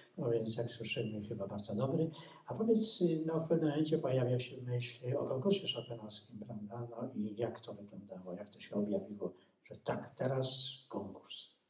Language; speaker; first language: Polish; native; Polish